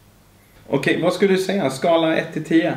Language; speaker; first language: Swedish; native; Swedish